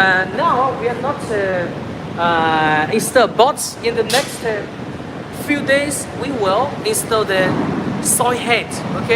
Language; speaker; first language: English; non-native, learner; Chinese